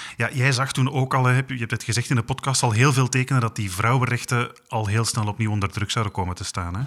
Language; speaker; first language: Dutch; native; Dutch